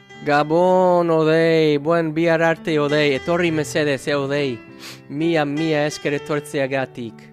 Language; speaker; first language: Basque; non-native, learner; English